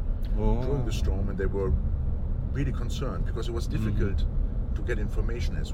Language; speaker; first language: English; non-native, fluent; German